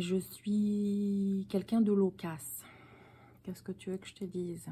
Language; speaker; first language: French; native; French